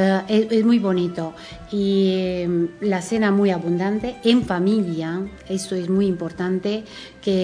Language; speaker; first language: Spanish; non-native, fluent; Romanian